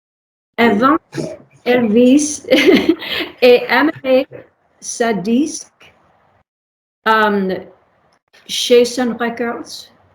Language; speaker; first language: French; non-native, fluent; English